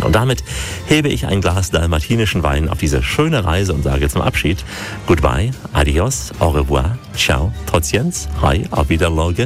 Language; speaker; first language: German; native; German